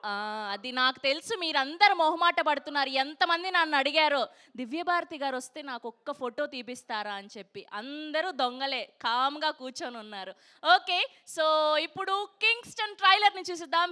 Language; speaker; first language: Telugu; native; Telugu